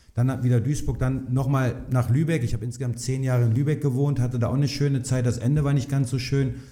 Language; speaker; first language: German; native; German